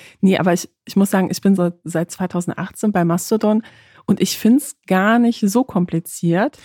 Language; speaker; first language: German; early bilingual, other home language; Polish